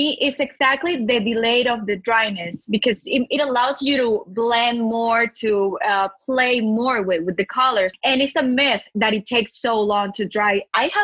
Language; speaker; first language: English; non-native, fluent; Spanish